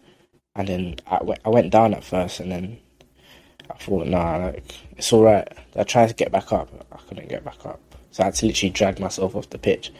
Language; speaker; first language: English; native; English